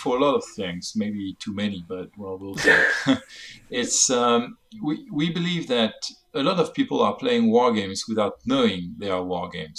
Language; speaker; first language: English; non-native, fluent; French